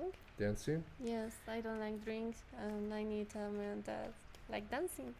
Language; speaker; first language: English; non-native, learner; Spanish